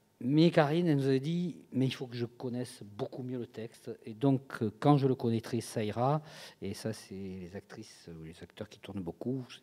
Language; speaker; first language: French; native; French